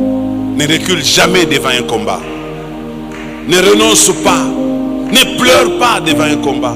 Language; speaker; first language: French; non-native, local second language; Swahili